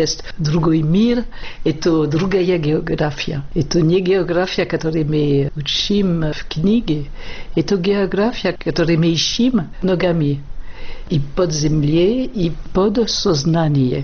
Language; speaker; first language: Russian; non-native, fluent; French